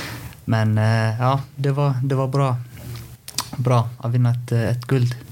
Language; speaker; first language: Swedish; non-native, fluent; Icelandic